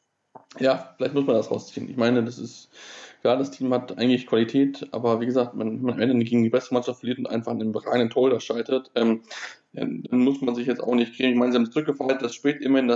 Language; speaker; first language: German; native; German